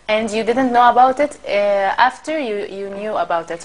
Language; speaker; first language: English; non-native, learner; Arabic